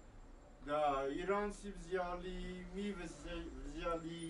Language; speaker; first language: Russian; non-native, learner; Armenian